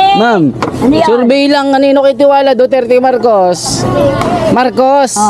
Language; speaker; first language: Filipino; native; Filipino